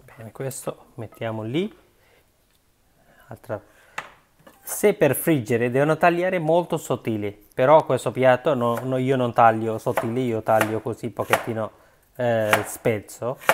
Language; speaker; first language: Italian; non-native, learner; Sinhala